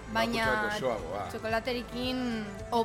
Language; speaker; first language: Basque; non-native, learner; Spanish